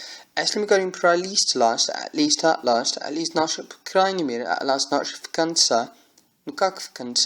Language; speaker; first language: Russian; non-native, learner; English